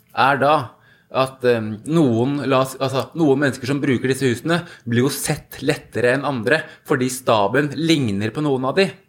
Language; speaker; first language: Norwegian; early bilingual, other home language; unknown